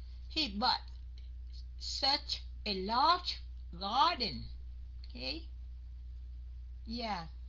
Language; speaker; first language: English; non-native, fluent; Vietnamese